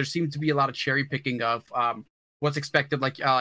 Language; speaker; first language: English; early bilingual, other home language; Hindi